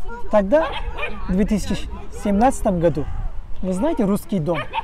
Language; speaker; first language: Russian; non-native, fluent; Turkish